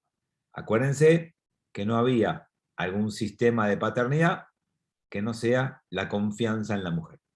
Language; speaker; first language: Spanish; native; Spanish